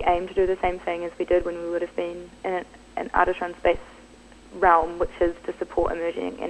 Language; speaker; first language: English; native; English